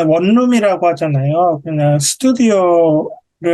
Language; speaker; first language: Korean; native; Korean